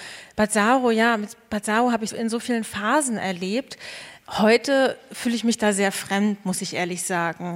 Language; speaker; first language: German; native; German